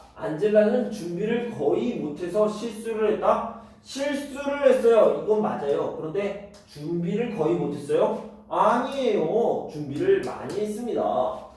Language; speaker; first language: Korean; native; Korean